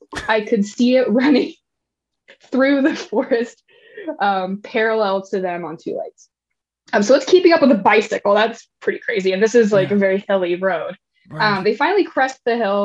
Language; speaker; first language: English; native; English